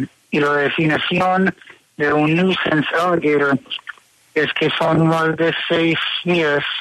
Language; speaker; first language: Spanish; early bilingual, heritage; Spanish